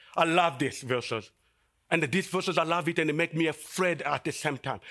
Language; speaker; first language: English; non-native, fluent; Lingala